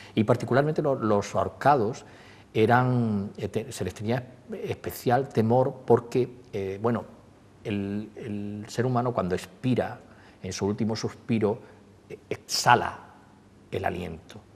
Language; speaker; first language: Spanish; native; Spanish